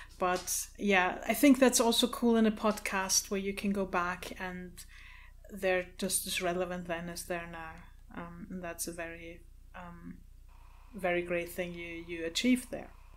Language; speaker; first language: English; non-native, fluent; German